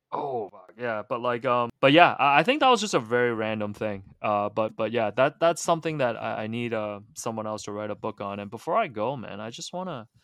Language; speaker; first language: English; early bilingual, other home language; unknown